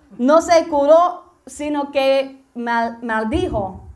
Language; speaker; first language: Spanish; non-native, learner; English